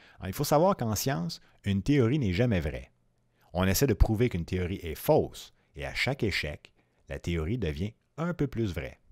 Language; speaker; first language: French; native; French